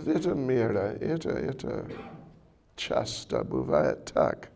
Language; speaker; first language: Russian; non-native, learner; English